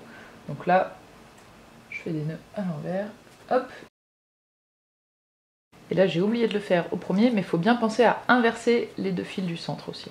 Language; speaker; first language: French; native; French